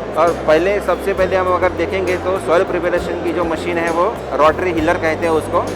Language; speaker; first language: Hindi; native; Hindi